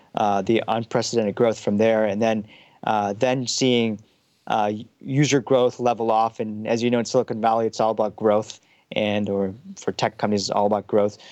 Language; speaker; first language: English; early bilingual, heritage; German